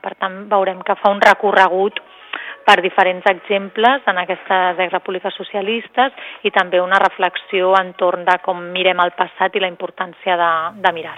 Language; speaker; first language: Catalan; native; Catalan